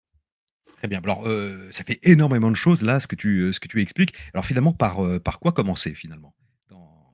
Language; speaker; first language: French; native; French